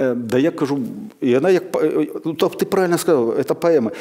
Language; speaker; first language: Russian; non-native, local second language; Belarusian